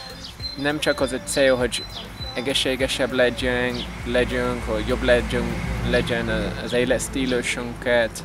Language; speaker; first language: Hungarian; non-native, fluent; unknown